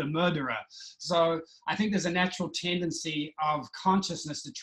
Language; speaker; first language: English; native; English